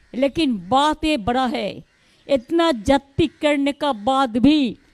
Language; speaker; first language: Hindi; non-native, local second language; Bangla